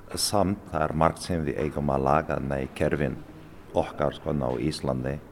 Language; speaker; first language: Icelandic; non-native, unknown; Arabic